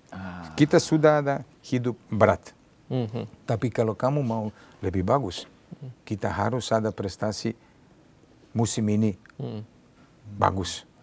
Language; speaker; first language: Indonesian; non-native, learner; Serbian